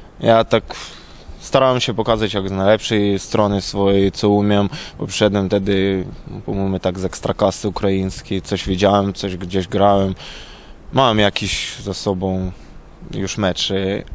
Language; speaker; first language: Polish; non-native, learner; Ukrainian